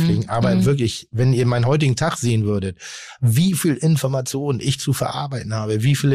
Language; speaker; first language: German; native; German